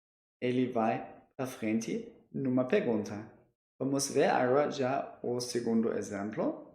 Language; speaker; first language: Portuguese; non-native, fluent; German